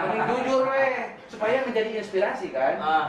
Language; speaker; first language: Indonesian; native; Indonesian